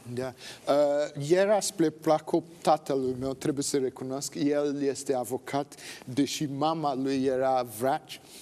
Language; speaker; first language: Romanian; non-native, fluent; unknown